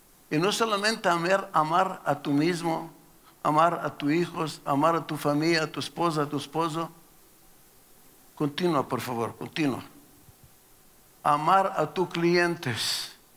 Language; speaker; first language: Spanish; non-native, learner; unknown